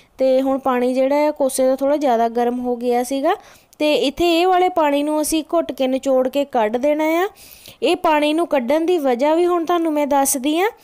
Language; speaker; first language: Punjabi; native; Punjabi